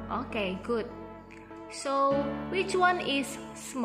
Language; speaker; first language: English; non-native, local second language; Indonesian